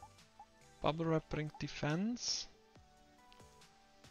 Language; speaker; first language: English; non-native, fluent; German